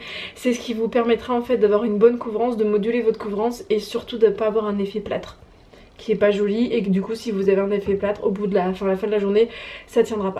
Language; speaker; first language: French; native; French